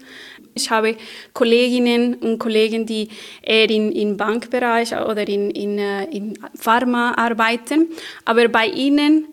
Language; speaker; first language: German; non-native, fluent; Spanish